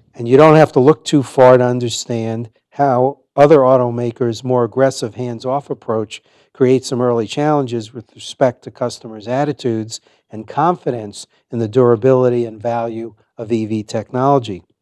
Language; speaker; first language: English; native; English